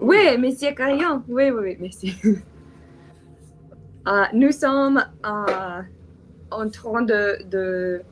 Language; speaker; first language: French; non-native, learner; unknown